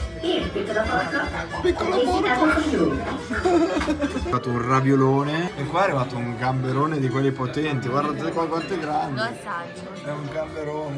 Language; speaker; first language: Italian; native; Italian